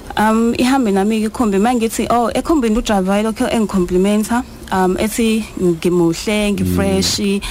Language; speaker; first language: Zulu; native; Zulu